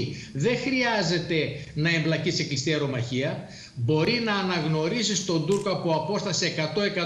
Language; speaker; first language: Greek; native; Greek